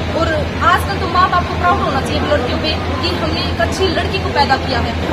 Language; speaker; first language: Hindi; native; Hindi